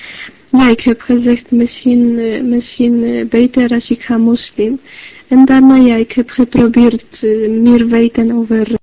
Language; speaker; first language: Dutch; non-native, learner; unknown